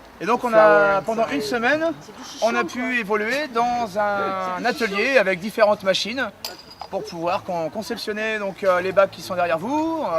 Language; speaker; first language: French; native; French